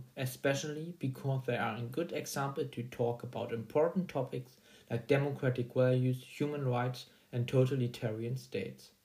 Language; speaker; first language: English; non-native, fluent; German